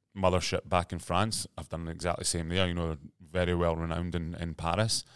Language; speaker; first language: English; native; English